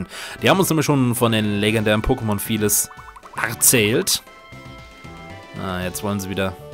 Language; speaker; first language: German; native; German